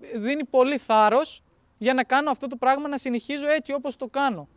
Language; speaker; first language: Greek; non-native, fluent; Urdu